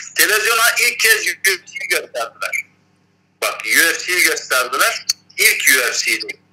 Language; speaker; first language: Turkish; early bilingual, heritage; Turkish